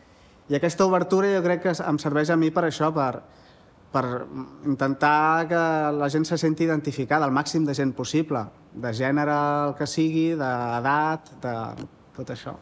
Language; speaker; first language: Catalan; native; Catalan